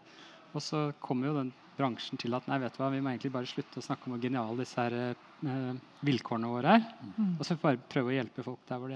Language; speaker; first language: Norwegian; native; Norwegian